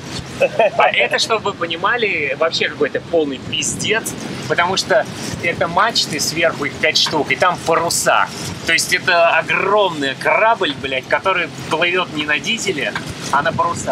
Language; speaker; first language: Russian; native; Russian